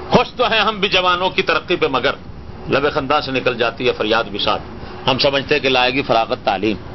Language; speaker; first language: Urdu; non-native, local second language; Punjabi